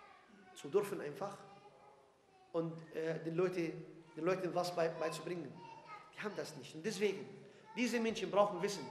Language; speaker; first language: German; non-native, fluent; Arabic